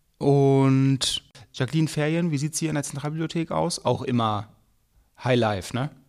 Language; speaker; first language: German; native; German